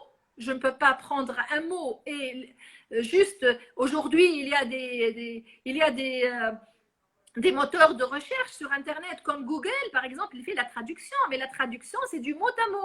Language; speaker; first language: French; non-native, local second language; Arabic